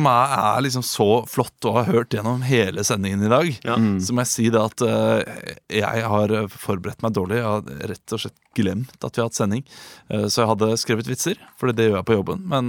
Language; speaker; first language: Norwegian; native; Norwegian